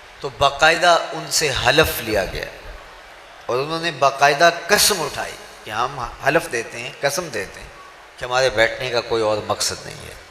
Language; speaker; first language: Urdu; non-native, local second language; Punjabi